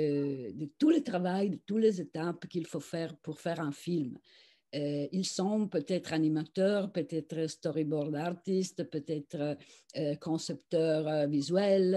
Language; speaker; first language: French; non-native, fluent; Italian